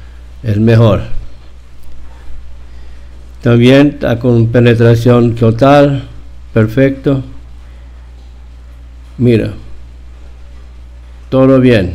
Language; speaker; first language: Spanish; non-native, fluent; Portuguese